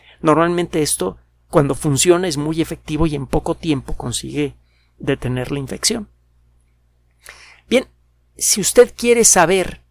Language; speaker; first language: Spanish; native; Spanish